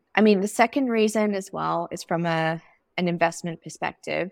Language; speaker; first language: English; native; English